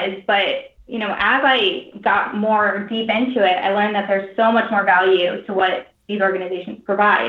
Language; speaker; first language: English; native; English